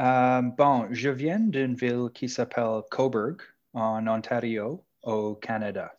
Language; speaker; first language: French; non-native, local second language; English